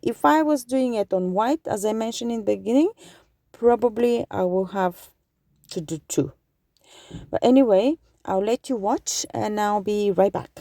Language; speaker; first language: English; non-native, fluent; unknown